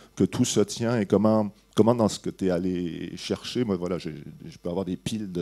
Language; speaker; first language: French; native; French